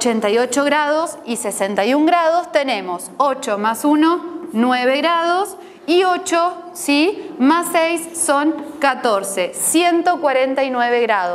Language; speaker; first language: Spanish; native; Spanish